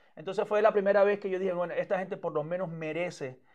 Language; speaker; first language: Spanish; native; Spanish